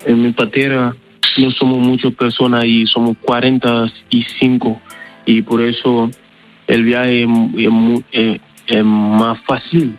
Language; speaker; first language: Spanish; non-native, learner; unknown